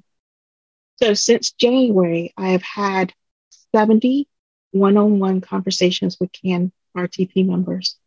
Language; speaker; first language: English; early bilingual, other home language; Vietnamese